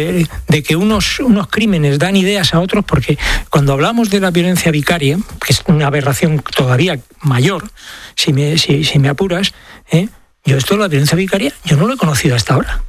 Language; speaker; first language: Spanish; native; Spanish